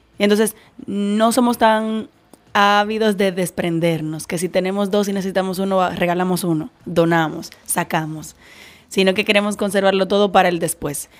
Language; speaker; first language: Spanish; native; Spanish